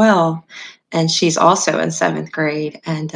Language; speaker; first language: English; native; English